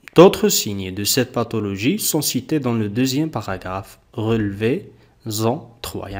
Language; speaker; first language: French; non-native, local second language; Arabic